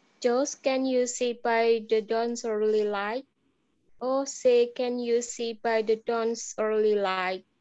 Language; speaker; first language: English; non-native, learner; Indonesian